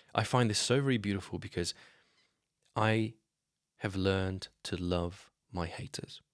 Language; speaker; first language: English; non-native, fluent; Slovenian